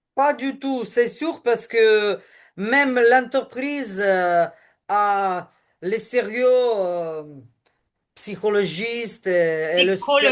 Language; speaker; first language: French; non-native, learner; Ukrainian